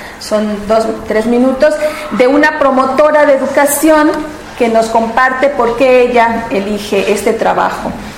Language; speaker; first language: Spanish; native; Spanish